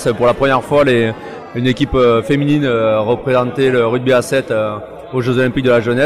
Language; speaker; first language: French; native; French